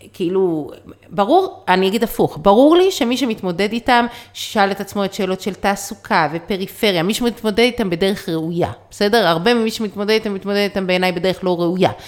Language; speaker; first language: Hebrew; native; Hebrew